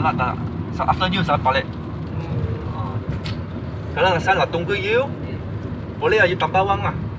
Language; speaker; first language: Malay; non-native, local second language; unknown